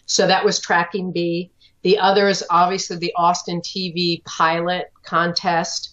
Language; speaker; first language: English; native; English